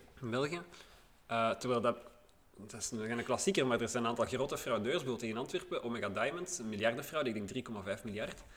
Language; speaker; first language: Dutch; native; Dutch